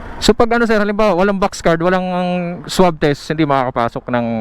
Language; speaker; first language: Filipino; native; Filipino